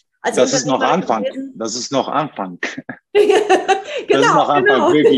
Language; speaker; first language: German; non-native, learner; Turkish